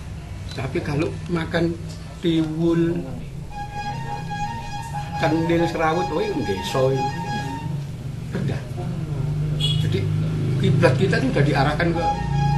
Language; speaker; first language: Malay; non-native, local second language; Javanese